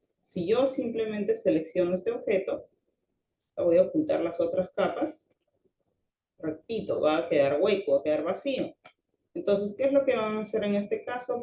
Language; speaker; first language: Spanish; native; Spanish